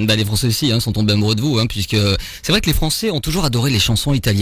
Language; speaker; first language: French; native; French